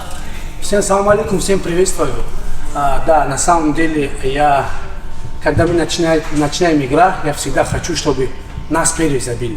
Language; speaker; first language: Russian; non-native, local second language; Tajik